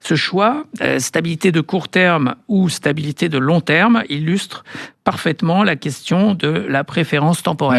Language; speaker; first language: French; native; French